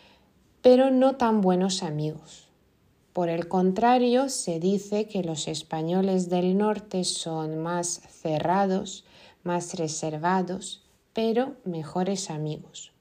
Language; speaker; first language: Spanish; non-native, fluent; Lithuanian